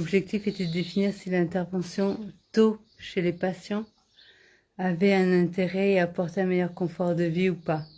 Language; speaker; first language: French; native; French